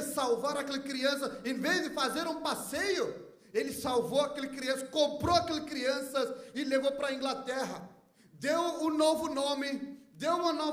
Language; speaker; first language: Portuguese; non-native, fluent; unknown